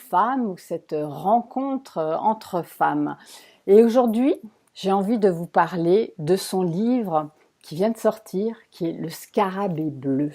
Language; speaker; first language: French; native; French